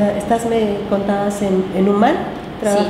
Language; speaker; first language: Spanish; native; Spanish